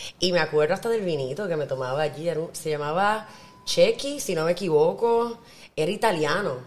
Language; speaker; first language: Spanish; native; Spanish